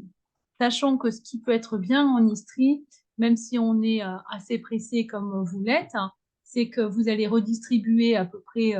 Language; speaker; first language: French; native; French